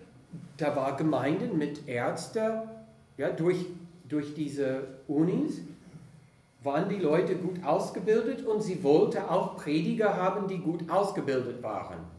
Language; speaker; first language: German; non-native, fluent; English